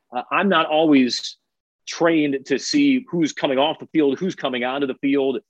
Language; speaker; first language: English; native; English